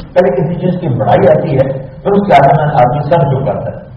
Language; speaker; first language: Urdu; non-native, local second language; Punjabi